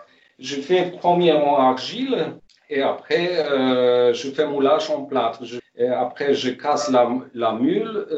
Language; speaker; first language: French; non-native, fluent; Polish